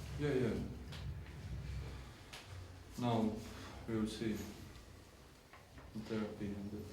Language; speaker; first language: English; non-native, fluent; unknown